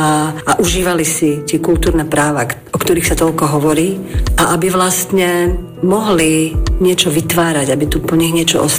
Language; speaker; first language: Slovak; native; Slovak